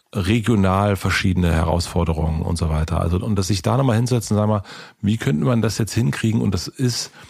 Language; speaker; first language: German; native; German